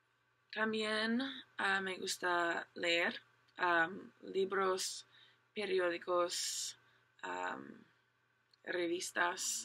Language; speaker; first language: Spanish; non-native, learner; English